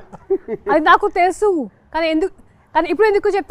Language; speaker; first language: Telugu; non-native, fluent; Hindi